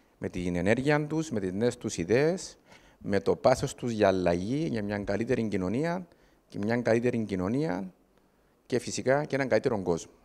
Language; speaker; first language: Greek; native; Greek